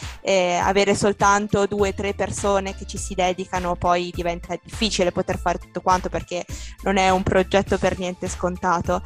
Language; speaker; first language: Italian; native; Italian